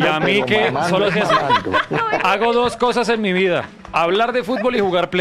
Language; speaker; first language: Spanish; native; Spanish